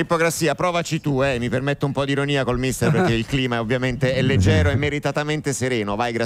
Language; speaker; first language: Italian; native; Italian